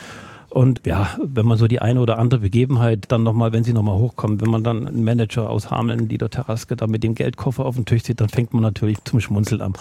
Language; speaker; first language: German; native; German